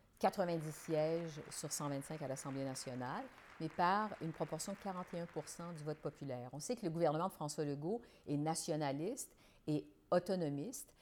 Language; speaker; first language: French; native; French